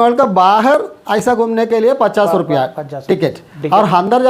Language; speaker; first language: Hindi; non-native, local second language; Malayalam